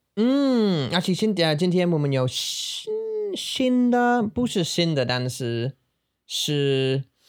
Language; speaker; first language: Chinese; non-native, learner; English